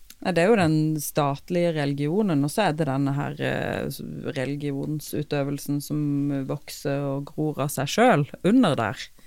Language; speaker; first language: Norwegian; native; Norwegian